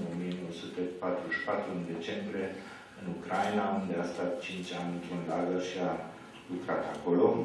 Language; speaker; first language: Romanian; non-native, local second language; German